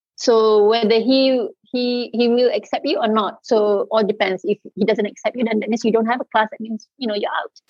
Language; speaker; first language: English; non-native, local second language; Malay